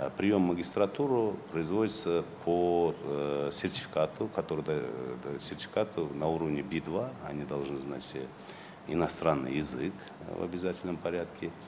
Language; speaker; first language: Russian; non-native, local second language; Uzbek